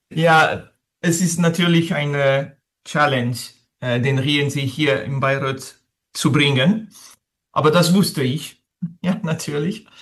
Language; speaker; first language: German; non-native, learner; French